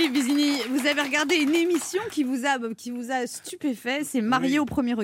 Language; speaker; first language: French; native; French